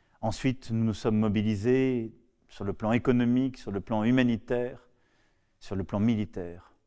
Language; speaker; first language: French; native; French